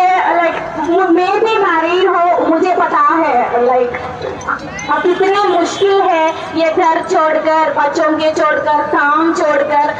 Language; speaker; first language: Hindi; non-native, local second language; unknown